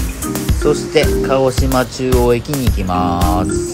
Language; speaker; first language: Japanese; native; Japanese